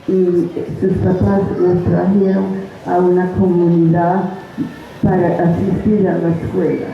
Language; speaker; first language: Spanish; non-native, fluent; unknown